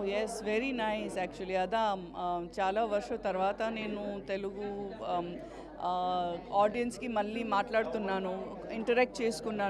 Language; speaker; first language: Telugu; non-native, learner; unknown